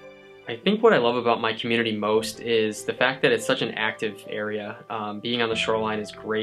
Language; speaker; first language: English; native; English